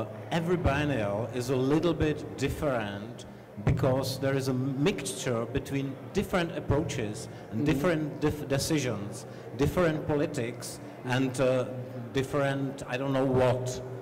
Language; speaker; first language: English; non-native, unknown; Czech